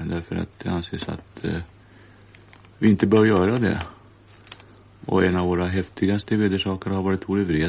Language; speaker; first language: Swedish; native; Swedish